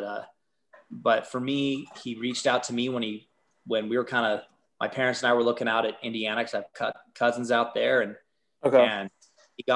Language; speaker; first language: English; native; English